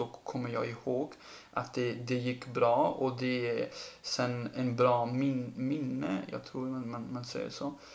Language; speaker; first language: Swedish; non-native, fluent; Ladin